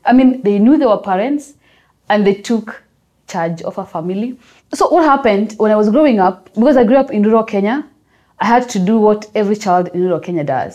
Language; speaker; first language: English; non-native, local second language; Kamba